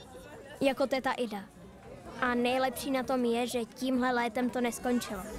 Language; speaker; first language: Czech; native; Czech